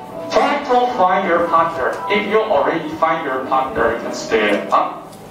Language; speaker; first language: English; non-native, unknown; Chinese